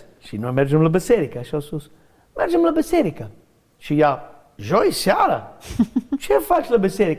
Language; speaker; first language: Romanian; non-native, learner; English